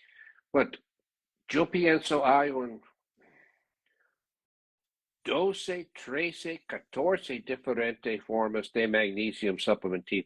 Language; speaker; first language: Spanish; non-native, learner; English